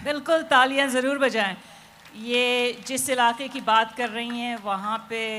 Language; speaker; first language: Urdu; native; Urdu